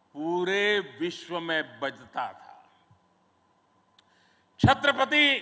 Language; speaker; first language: Hindi; non-native, local second language; Gujarati